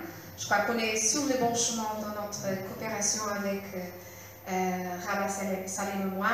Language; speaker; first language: French; non-native, local second language; Portuguese